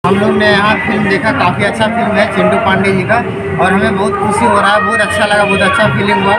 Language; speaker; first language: Hindi; non-native, local second language; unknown